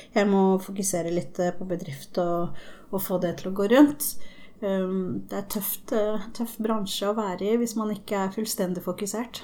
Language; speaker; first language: Norwegian; early bilingual, other home language; Spanish